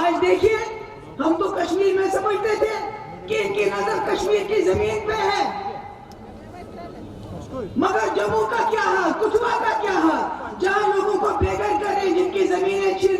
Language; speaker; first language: Urdu; non-native, local second language; Kashmiri